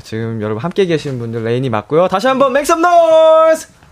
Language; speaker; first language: Korean; native; Korean